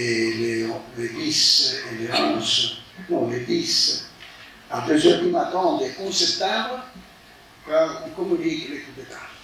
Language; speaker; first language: French; non-native, fluent; Spanish